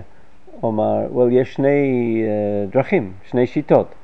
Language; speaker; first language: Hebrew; non-native, fluent; English